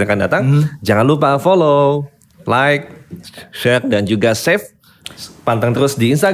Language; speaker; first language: Indonesian; native; Indonesian